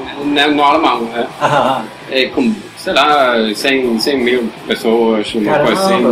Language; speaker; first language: Portuguese; non-native, learner; Norwegian